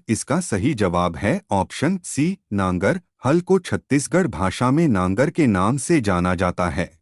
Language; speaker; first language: Hindi; native; Hindi